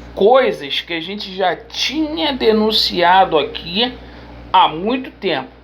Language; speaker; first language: Portuguese; native; Portuguese